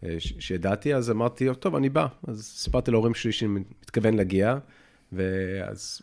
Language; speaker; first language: Hebrew; native; Hebrew